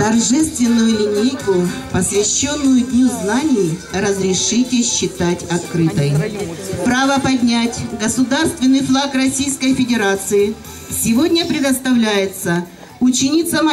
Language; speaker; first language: Russian; native; Russian